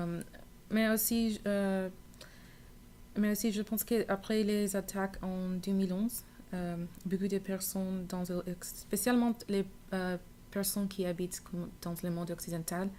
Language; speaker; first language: French; non-native, learner; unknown